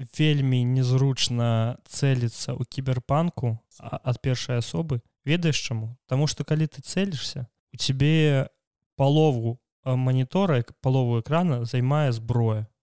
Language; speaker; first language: Belarusian; non-native, local second language; Russian